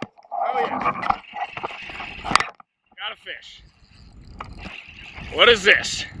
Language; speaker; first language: English; native; English